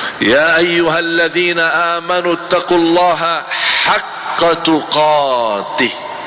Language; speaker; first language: Malay; non-native, fluent; Arabic